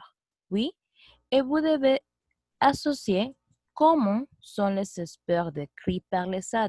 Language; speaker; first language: French; non-native, fluent; Spanish